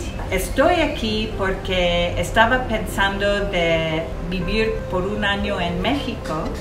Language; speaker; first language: Spanish; early bilingual, heritage; English